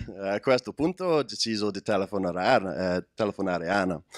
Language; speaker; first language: Italian; non-native, learner; English